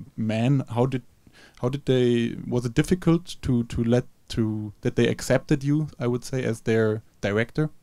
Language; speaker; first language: English; non-native, fluent; German